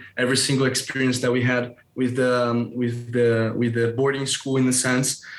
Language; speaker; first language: English; non-native, fluent; Portuguese